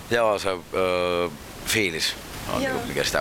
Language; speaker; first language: Finnish; native; Finnish